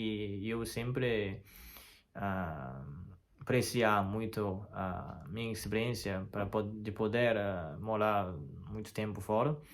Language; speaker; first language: Portuguese; non-native, fluent; Chinese